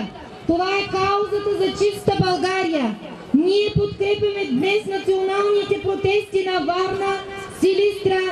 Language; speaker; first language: Bulgarian; native; Bulgarian